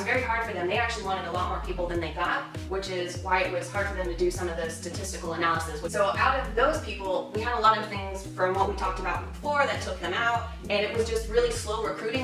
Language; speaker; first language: English; native; English